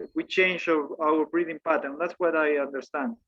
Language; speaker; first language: English; non-native, fluent; Spanish